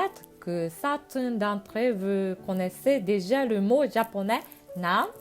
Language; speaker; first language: French; non-native, fluent; Japanese